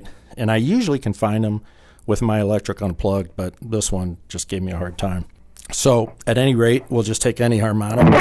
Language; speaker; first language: English; native; English